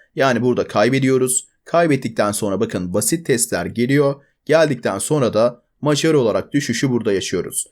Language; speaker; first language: Turkish; native; Turkish